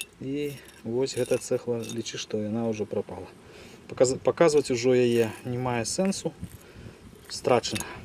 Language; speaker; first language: Belarusian; native; Belarusian